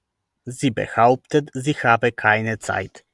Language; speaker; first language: German; non-native, fluent; Macedonian